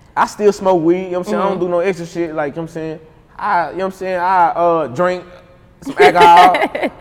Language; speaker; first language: English; native; English